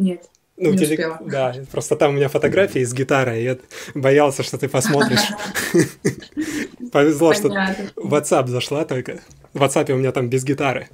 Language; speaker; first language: Russian; native; Russian